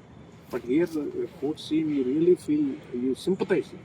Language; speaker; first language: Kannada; non-native, learner; Telugu